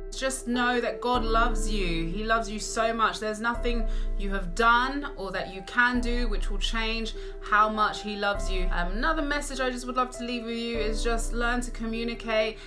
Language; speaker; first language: English; native; English